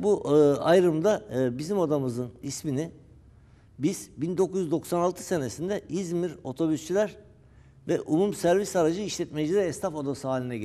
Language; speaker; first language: Turkish; native; Turkish